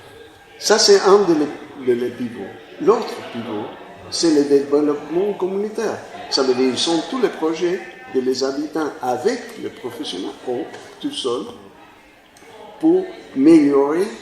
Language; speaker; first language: French; non-native, fluent; Spanish